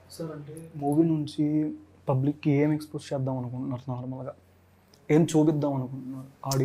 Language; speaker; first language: Telugu; native; Telugu